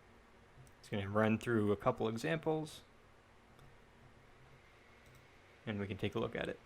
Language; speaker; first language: English; native; English